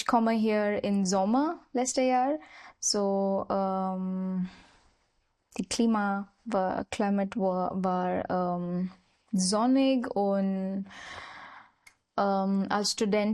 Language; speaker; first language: German; non-native, learner; Marathi